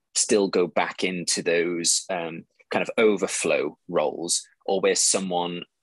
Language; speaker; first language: English; native; English